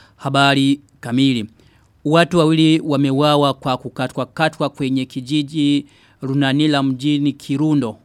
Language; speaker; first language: Swahili; non-native, local second language; Rundi